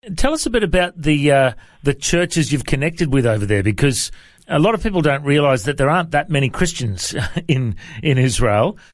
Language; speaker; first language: English; native; English